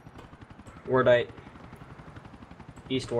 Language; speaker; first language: English; native; English